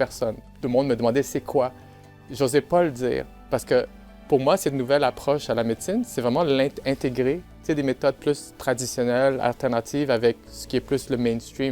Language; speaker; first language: French; native; French